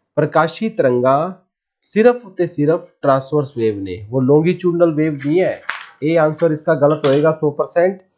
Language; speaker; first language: Hindi; non-native, local second language; Punjabi